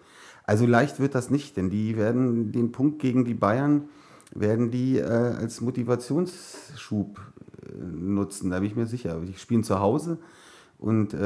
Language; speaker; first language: German; native; German